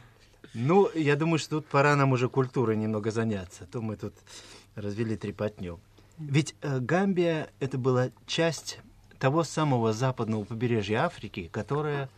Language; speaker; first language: Russian; native; Russian